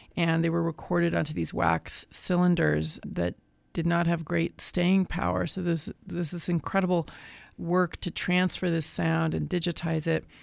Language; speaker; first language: English; native; English